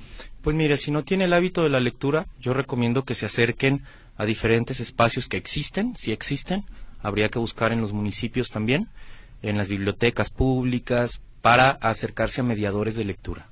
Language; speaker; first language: Spanish; native; Spanish